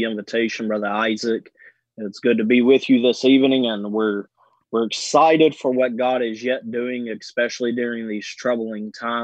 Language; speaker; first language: English; native; English